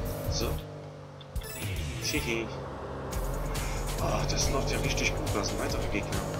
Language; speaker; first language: German; native; German